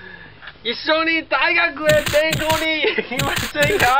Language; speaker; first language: Japanese; non-native, learner; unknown